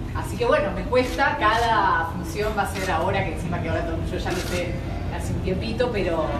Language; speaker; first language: Spanish; native; Spanish